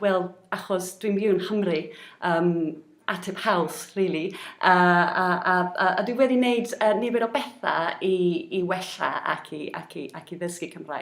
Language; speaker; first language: Welsh; non-native, learner; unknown